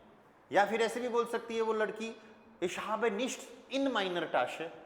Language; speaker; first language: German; non-native, fluent; Hindi